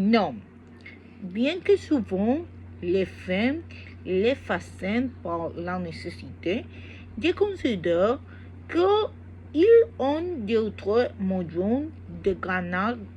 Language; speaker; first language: French; non-native, learner; Spanish